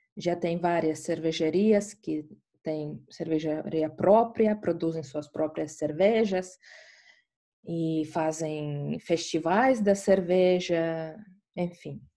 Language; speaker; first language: Portuguese; non-native, fluent; Estonian